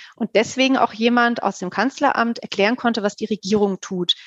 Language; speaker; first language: German; native; German